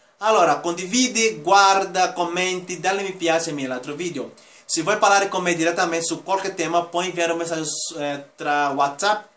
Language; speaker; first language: Italian; non-native, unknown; Spanish